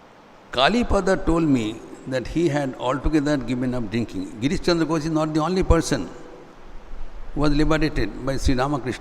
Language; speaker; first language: English; non-native, local second language; Hindi